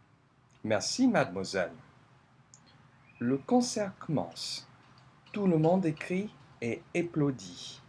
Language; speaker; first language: French; non-native, fluent; English